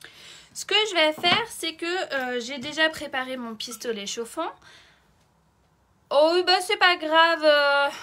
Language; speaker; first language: French; native; French